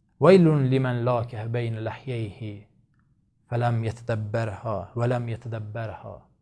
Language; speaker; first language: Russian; non-native, local second language; Azerbaijani